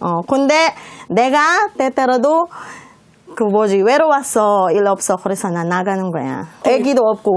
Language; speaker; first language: Korean; non-native, learner; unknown